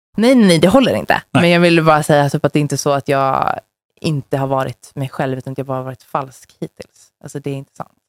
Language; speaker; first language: Swedish; native; Swedish